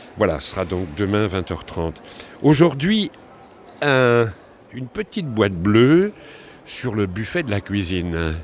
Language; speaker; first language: French; native; French